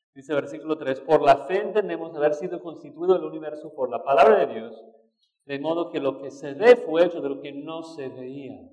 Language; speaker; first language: Spanish; non-native, fluent; English